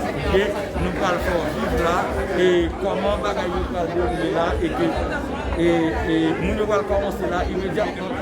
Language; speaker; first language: French; non-native, local second language; Haitian Creole